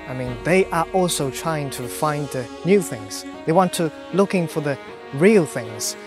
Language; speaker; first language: English; non-native, learner; Chinese